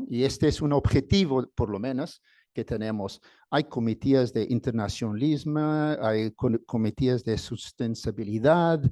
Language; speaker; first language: Spanish; non-native, fluent; English